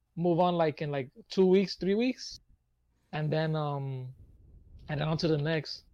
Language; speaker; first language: English; native; English